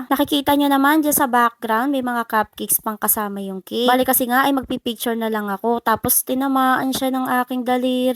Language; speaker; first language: Filipino; native; Filipino